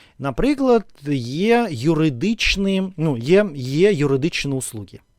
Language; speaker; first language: Ukrainian; non-native, learner; Russian